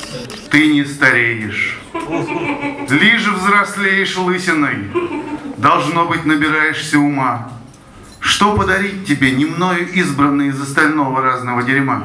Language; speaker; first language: Russian; native; Russian